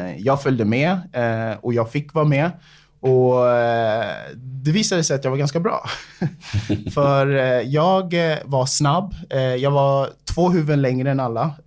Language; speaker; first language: Swedish; early bilingual, other home language; English